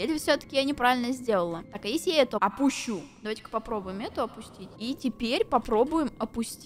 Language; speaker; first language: Russian; native; Russian